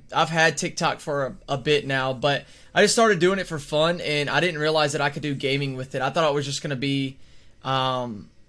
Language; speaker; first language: English; native; English